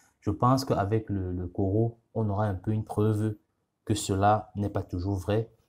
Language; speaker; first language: French; non-native, local second language; Ghomala